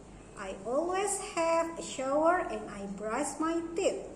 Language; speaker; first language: English; non-native, learner; Indonesian